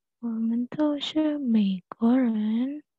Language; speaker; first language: Chinese; non-native, learner; Indonesian